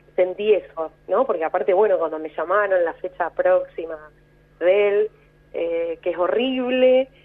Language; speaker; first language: Spanish; native; Spanish